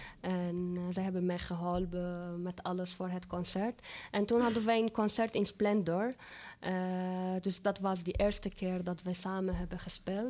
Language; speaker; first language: Dutch; non-native, learner; Arabic